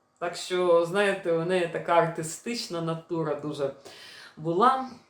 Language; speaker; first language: Ukrainian; non-native, local second language; Russian